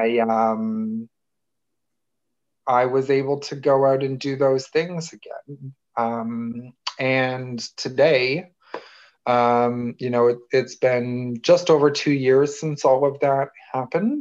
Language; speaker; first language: English; native; English